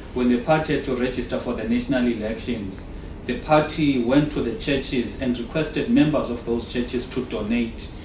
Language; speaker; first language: English; non-native, local second language; Xhosa